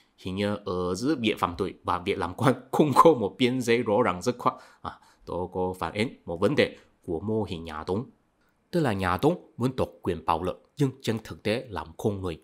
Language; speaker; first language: Vietnamese; non-native, fluent; Chinese